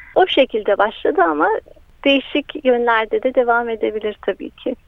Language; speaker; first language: Turkish; early bilingual, heritage; Turkish